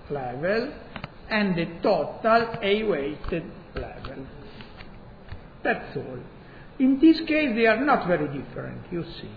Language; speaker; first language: English; non-native, fluent; Italian